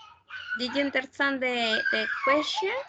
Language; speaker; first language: English; non-native, fluent; Spanish